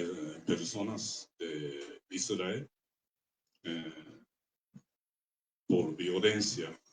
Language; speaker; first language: Spanish; non-native, learner; Japanese